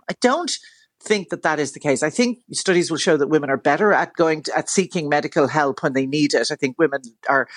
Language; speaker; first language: English; native; English